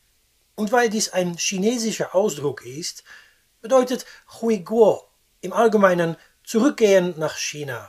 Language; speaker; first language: German; non-native, fluent; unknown